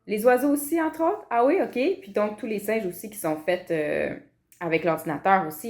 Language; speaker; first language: French; native; French